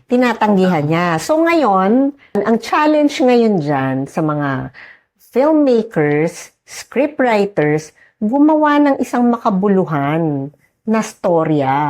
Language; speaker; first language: Filipino; native; Filipino